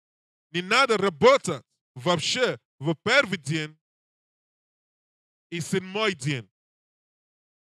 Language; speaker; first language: Russian; non-native, learner; English